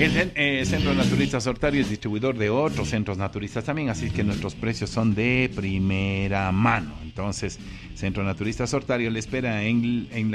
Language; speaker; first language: Spanish; native; Spanish